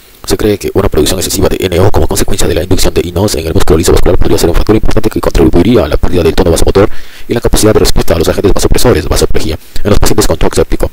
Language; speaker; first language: Spanish; native; Spanish